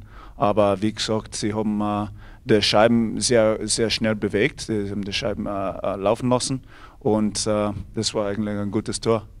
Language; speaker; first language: German; non-native, fluent; English